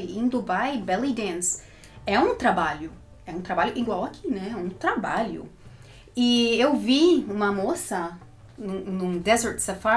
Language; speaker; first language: Portuguese; early bilingual, heritage; Portuguese